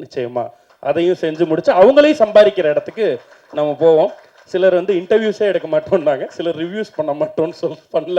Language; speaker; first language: Tamil; native; Tamil